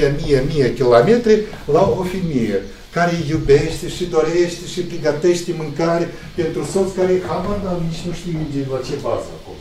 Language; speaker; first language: Romanian; non-native, local second language; Russian